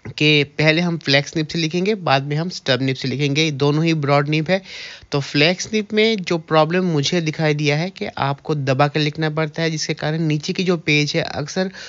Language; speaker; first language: Hindi; native; Hindi